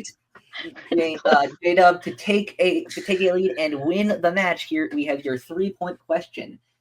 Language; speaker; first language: English; native; English